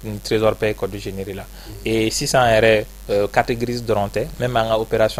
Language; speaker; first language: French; non-native, local second language; Bambara